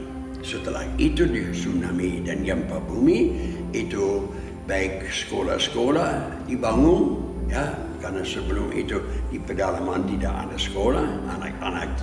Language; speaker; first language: Indonesian; non-native, fluent; Dutch